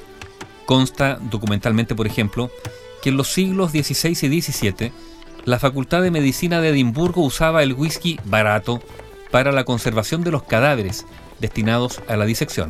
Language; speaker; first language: Spanish; native; Spanish